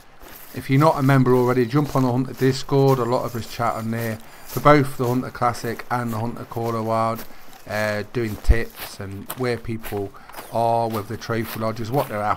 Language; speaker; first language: English; native; English